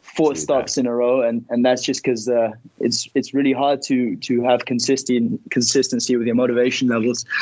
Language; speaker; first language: English; early bilingual, heritage; Spanish